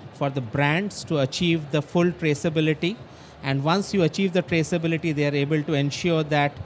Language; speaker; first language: English; non-native, local second language; Bangla